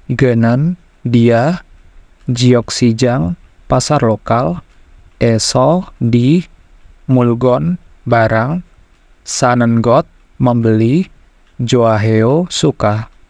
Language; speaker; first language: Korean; non-native, fluent; Indonesian